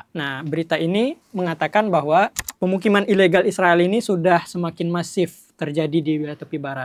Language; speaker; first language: Indonesian; native; Indonesian